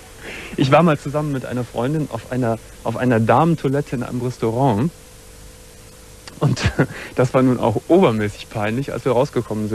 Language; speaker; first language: German; native; German